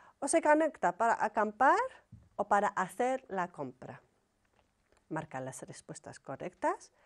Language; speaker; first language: Spanish; non-native, fluent; Arabic